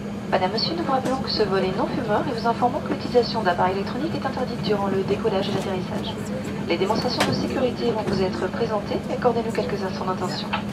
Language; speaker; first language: French; native; French